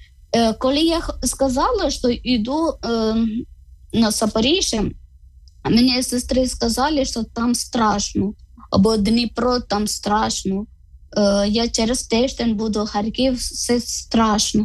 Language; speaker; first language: Ukrainian; non-native, learner; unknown